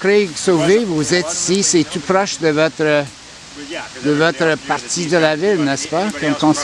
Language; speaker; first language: French; non-native, local second language; English